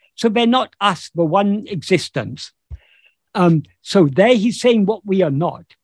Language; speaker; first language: English; native; English